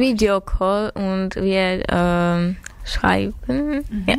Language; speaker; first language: German; non-native, learner; Armenian